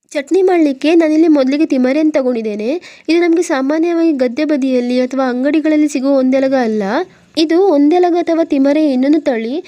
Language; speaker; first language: Kannada; non-native, local second language; Tulu